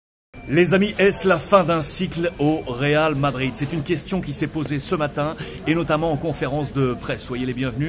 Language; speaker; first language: French; native; French